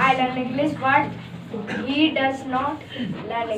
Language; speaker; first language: English; non-native, learner; Hindi